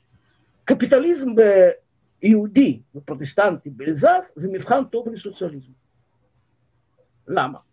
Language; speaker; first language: Hebrew; non-native, fluent; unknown